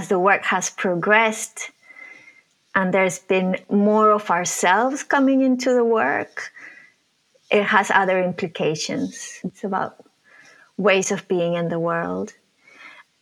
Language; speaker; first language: English; non-native, fluent; Spanish